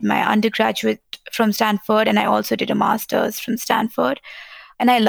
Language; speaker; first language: English; non-native, local second language; Hindi